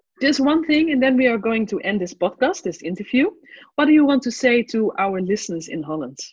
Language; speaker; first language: English; non-native, fluent; Dutch